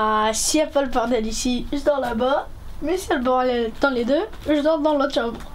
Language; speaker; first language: French; early bilingual, other home language; Romanian